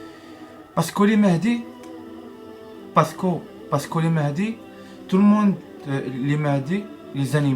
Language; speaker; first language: French; non-native, learner; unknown